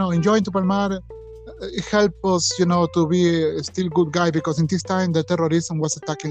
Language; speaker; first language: English; non-native, learner; Spanish